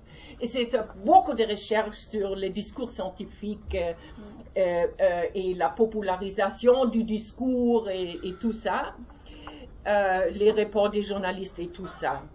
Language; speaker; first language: French; non-native, learner; German